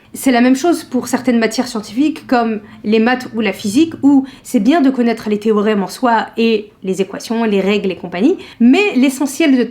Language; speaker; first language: French; native; French